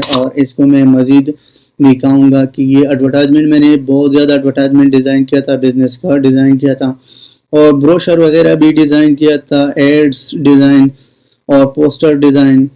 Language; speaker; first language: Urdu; non-native, local second language; Pashto